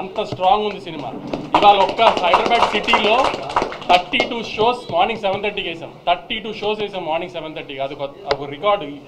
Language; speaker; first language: Telugu; native; Telugu